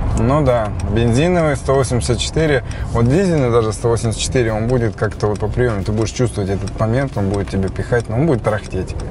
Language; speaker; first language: Russian; native; Russian